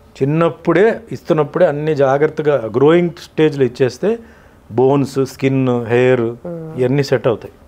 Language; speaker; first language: Telugu; non-native, fluent; Tulu